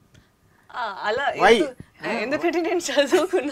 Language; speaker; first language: Telugu; non-native, local second language; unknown